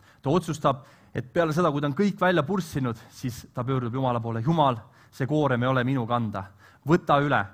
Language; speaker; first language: Estonian; native; Estonian